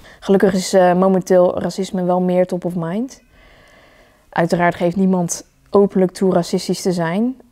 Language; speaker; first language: Dutch; early bilingual, other home language; Vietnamese